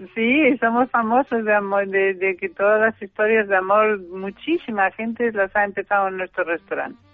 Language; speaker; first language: Spanish; non-native, fluent; German